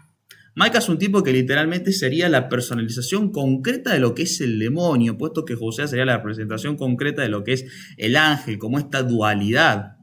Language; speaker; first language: Spanish; native; Spanish